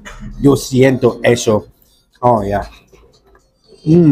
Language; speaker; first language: Spanish; non-native, learner; English